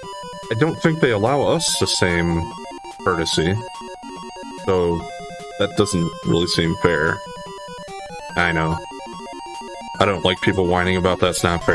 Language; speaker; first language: English; native; English